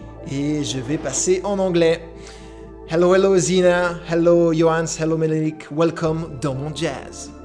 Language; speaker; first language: French; native; French